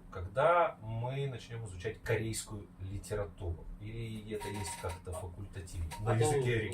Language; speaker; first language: Russian; native; Russian